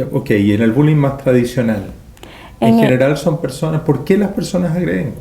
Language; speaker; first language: Spanish; native; Spanish